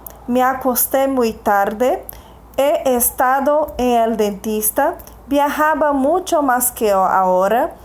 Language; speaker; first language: Spanish; non-native, fluent; Portuguese